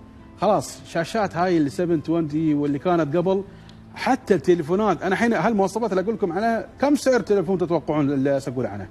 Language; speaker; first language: Arabic; native; Arabic